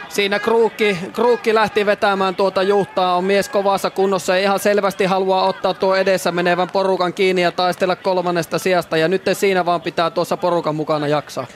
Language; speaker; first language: Finnish; native; Finnish